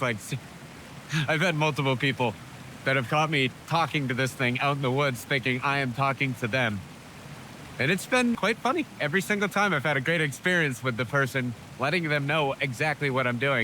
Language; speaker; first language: English; native; English